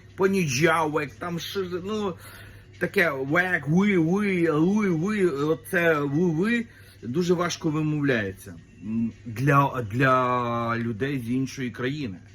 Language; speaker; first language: Ukrainian; native; Ukrainian